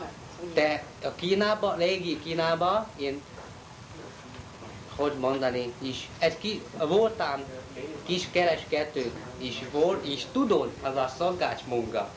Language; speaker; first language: Hungarian; non-native, learner; Chinese